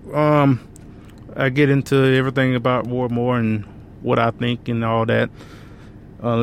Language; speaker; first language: English; native; English